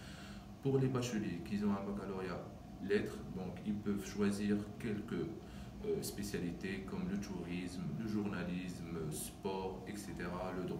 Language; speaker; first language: French; non-native, local second language; Arabic